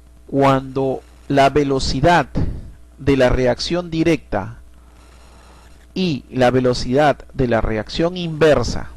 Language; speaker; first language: Spanish; native; Spanish